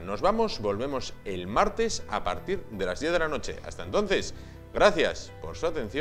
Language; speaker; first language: Spanish; native; Spanish